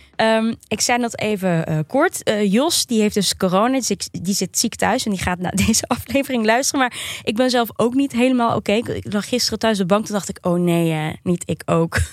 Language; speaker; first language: Dutch; early bilingual, other home language; Turkish